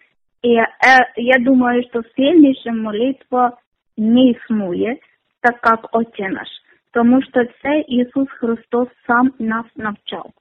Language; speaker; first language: Ukrainian; non-native, learner; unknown